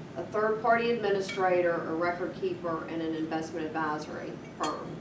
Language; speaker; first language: English; native; English